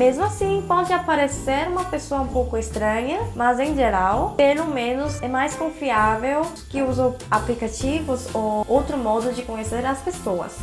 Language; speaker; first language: Portuguese; non-native, fluent; Korean